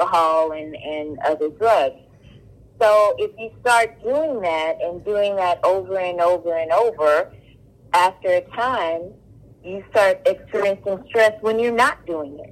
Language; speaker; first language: English; native; English